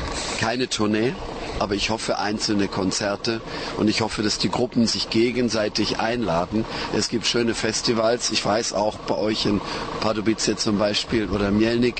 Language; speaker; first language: German; native; German